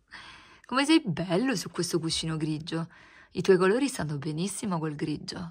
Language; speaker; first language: Italian; native; Italian